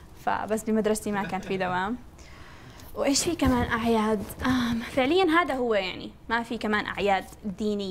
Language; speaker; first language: Arabic; native; Arabic